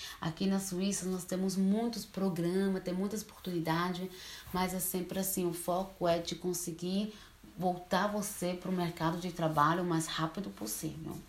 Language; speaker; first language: Portuguese; early bilingual, heritage; Portuguese